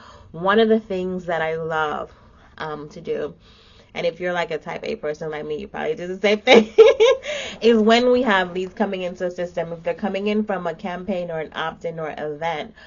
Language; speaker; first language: English; native; English